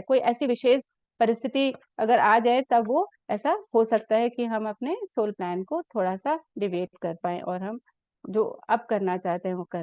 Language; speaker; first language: Hindi; native; Hindi